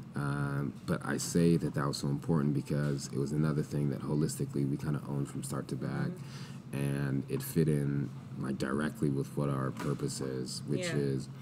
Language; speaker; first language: English; native; English